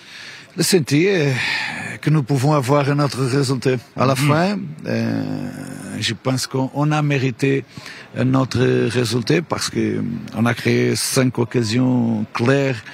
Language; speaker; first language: French; non-native, learner; Portuguese